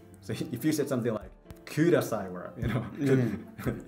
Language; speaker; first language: English; non-native, fluent; Japanese